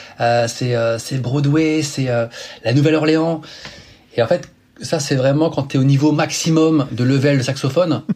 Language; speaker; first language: French; native; French